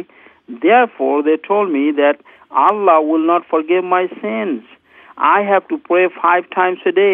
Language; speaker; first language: English; non-native, local second language; Bangla